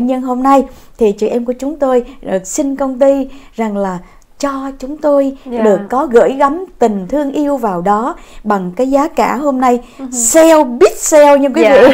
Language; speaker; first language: Vietnamese; native; Vietnamese